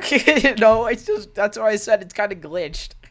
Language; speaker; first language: English; native; English